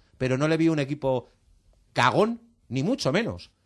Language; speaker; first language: Spanish; native; Spanish